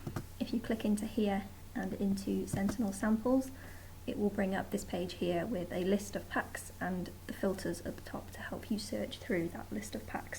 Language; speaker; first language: English; native; English